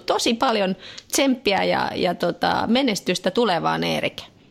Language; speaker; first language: Finnish; native; Finnish